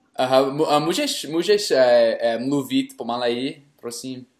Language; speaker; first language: Czech; non-native, learner; English